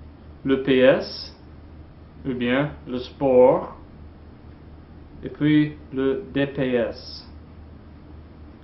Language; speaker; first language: French; non-native, fluent; English